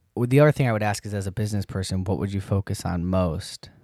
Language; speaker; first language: English; native; English